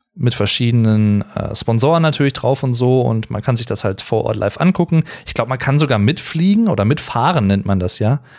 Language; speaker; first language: German; native; German